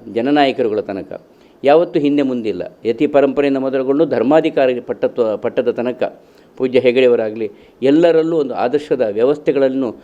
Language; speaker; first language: Kannada; non-native, local second language; Tulu